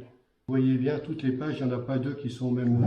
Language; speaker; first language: French; native; French